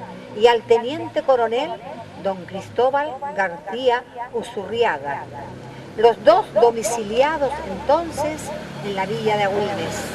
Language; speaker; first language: Spanish; native; Spanish